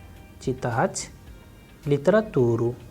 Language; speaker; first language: Russian; non-native, fluent; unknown